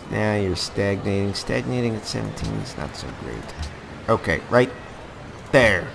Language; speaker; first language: English; native; English